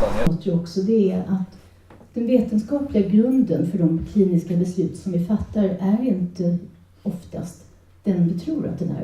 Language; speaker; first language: Swedish; native; Swedish